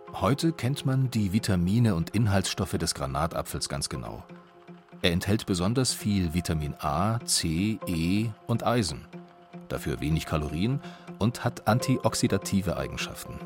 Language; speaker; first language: German; native; German